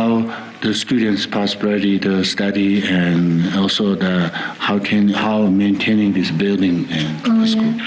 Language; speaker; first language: English; non-native, learner; Tibetan